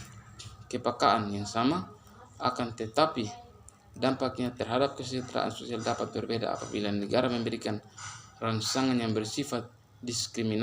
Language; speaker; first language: Indonesian; native; Indonesian